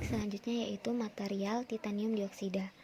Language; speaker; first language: Indonesian; native; Indonesian